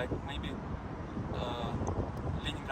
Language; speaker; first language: English; non-native, learner; Russian